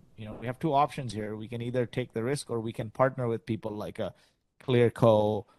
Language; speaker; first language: English; early bilingual, other home language; Arabic